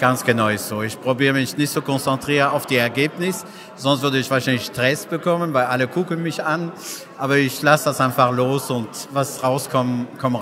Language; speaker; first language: German; non-native, fluent; French